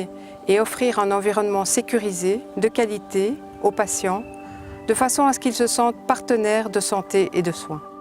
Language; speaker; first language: French; native; French